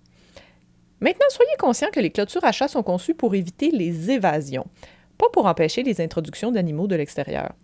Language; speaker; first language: French; native; French